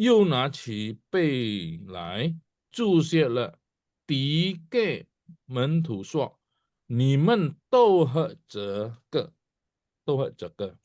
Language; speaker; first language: Chinese; non-native, fluent; Indonesian